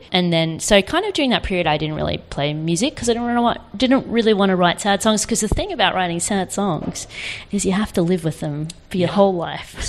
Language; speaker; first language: English; native; English